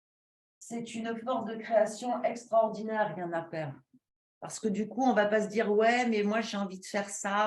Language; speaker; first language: French; native; French